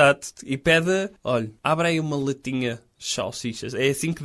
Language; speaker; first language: Portuguese; native; Portuguese